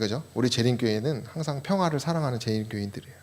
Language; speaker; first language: Korean; native; Korean